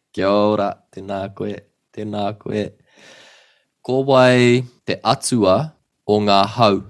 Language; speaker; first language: Māori; non-native, local second language; English